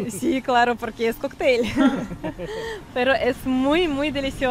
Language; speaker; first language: Spanish; non-native, fluent; Russian